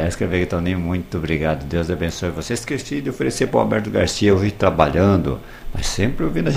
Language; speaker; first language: Portuguese; native; Portuguese